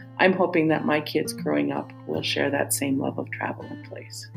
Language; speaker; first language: English; native; English